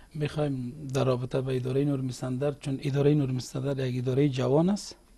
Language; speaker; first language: Persian; non-native, local second language; Uzbek